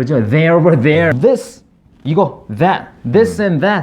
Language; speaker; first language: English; non-native, fluent; Korean